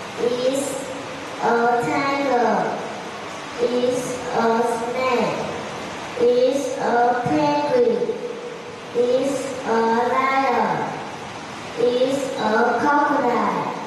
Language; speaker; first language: English; non-native, learner; Vietnamese